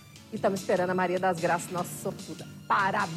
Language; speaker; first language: Portuguese; native; Portuguese